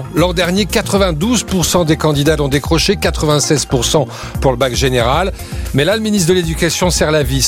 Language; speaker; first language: French; native; French